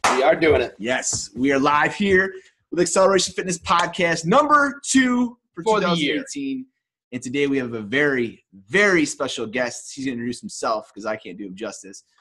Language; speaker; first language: English; native; English